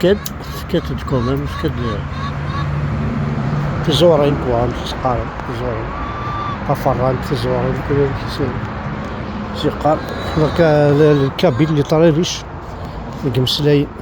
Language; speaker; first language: Arabic; native; Arabic